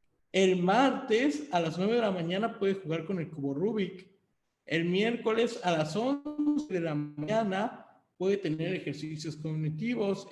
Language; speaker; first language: Spanish; native; Spanish